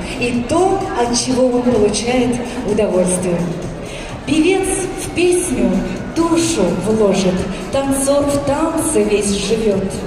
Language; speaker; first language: Russian; native; Russian